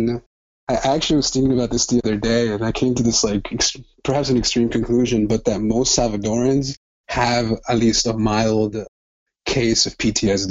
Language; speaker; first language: English; native; English